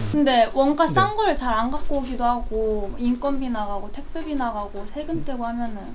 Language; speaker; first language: Korean; native; Korean